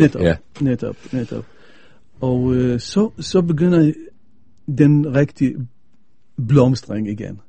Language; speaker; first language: Danish; non-native, fluent; Arabic